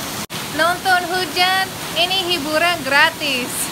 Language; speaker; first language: Indonesian; non-native, fluent; English